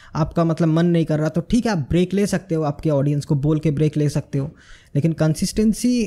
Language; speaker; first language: Hindi; non-native, local second language; Bangla